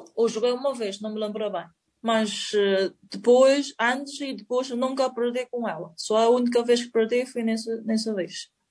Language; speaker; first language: Portuguese; non-native, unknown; Chinese